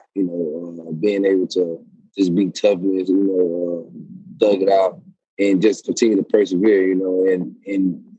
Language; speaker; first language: English; native; English